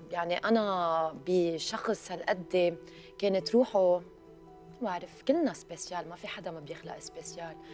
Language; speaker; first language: Arabic; native; Arabic